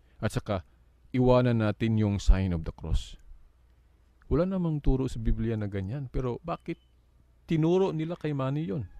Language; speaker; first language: Filipino; non-native, local second language; Cebuano